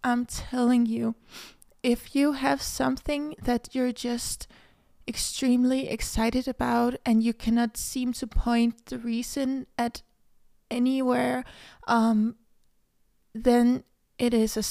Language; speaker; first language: English; non-native, fluent; Danish